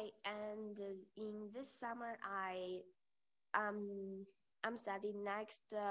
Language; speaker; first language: English; non-native, learner; Spanish